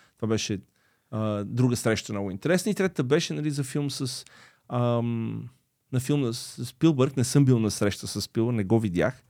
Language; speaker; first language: Bulgarian; early bilingual, other home language; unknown